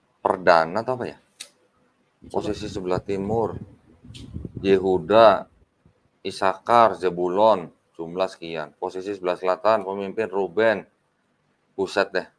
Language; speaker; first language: Indonesian; native; Indonesian